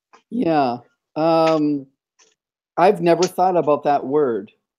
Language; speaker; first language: English; native; English